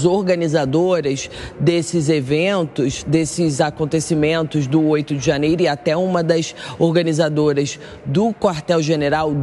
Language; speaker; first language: Portuguese; native; Portuguese